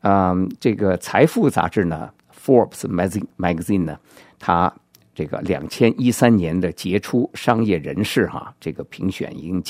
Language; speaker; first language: Chinese; native; Chinese